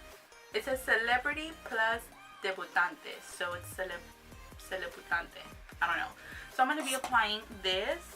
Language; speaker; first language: English; native; English